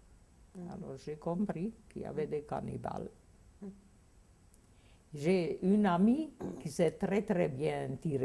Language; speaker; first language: French; non-native, fluent; Hungarian